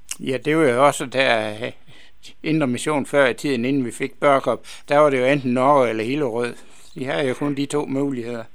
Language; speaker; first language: Danish; native; Danish